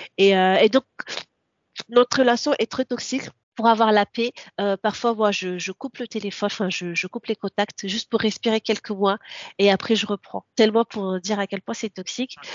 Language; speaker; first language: French; non-native, local second language; Ngazidja Comorian